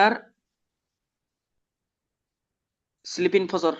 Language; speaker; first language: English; non-native, learner; Bangla